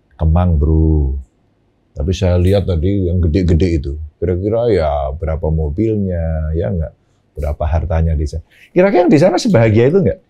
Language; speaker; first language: Indonesian; non-native, local second language; Javanese